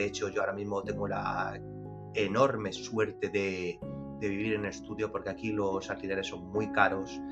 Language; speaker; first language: Spanish; early bilingual, other home language; Romanian